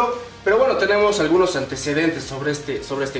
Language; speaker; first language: Spanish; native; Spanish